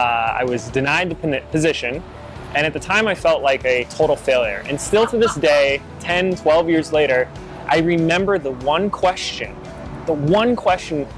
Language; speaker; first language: English; native; English